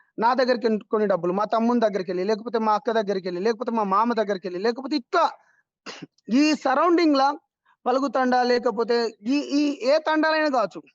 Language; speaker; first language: Telugu; non-native, local second language; Lambadi